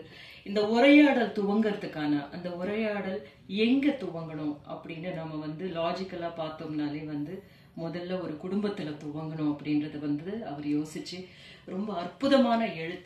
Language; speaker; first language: Tamil; native; Tamil